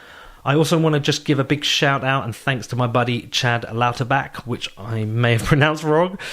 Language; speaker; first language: English; native; English